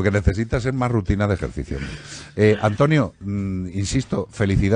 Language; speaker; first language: Spanish; native; Spanish